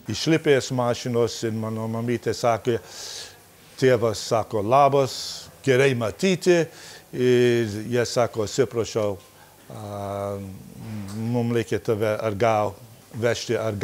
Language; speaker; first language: Lithuanian; early bilingual, heritage; Lithuanian